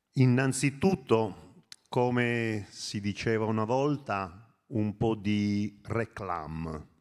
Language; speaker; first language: Italian; native; Italian